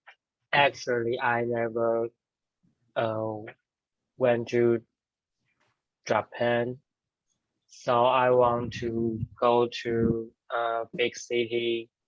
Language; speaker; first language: English; non-native, learner; Chinese